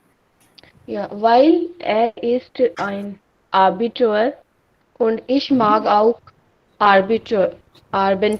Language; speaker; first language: German; non-native, learner; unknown